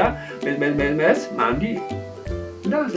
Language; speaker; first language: Indonesian; native; Indonesian